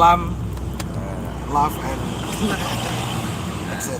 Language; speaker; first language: English; non-native, learner; Indonesian